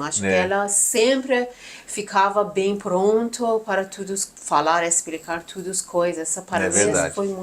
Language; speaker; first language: Portuguese; non-native, learner; Persian